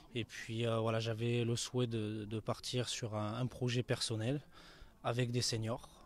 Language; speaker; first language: French; native; French